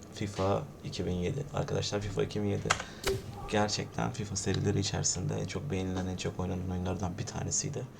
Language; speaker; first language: Turkish; native; Turkish